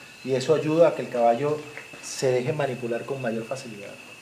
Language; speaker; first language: Spanish; native; Spanish